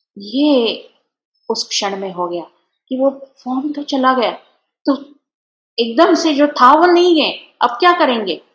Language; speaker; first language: Hindi; non-native, local second language; Marathi